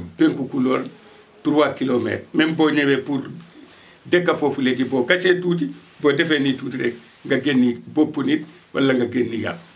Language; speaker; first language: Wolof; non-native, local second language; Fula